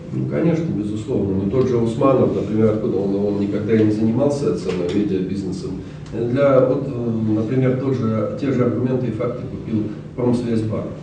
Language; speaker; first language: Russian; native; Russian